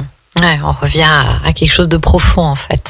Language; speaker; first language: French; native; French